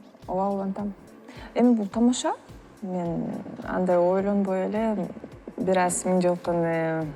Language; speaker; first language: Kyrgyz; non-native, local second language; Russian